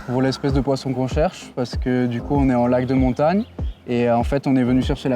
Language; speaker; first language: French; native; French